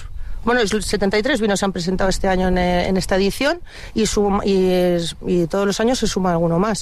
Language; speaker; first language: Spanish; native; Spanish